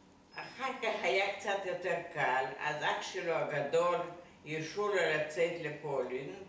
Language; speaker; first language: Hebrew; non-native, fluent; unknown